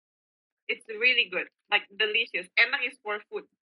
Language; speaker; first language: English; non-native, fluent; Indonesian